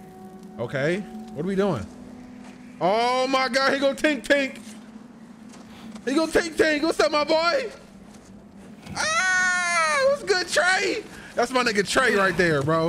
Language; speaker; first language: English; native; English